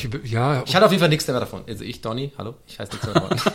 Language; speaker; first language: German; native; German